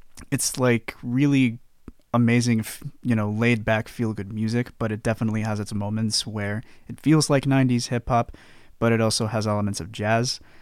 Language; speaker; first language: English; native; English